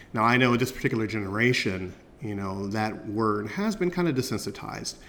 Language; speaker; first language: English; native; English